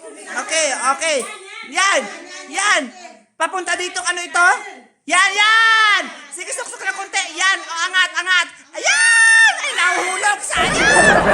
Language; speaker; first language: Filipino; non-native, local second language; Cebuano